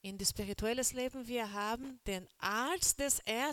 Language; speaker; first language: German; non-native, learner; Portuguese